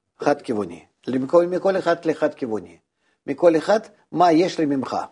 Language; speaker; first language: Hebrew; non-native, fluent; Russian